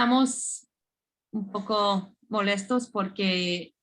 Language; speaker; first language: Spanish; non-native, fluent; English